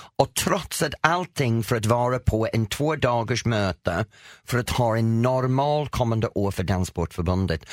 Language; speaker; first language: Swedish; non-native, fluent; English